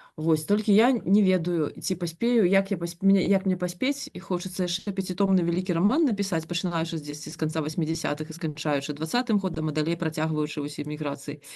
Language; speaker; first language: Belarusian; non-native, local second language; Russian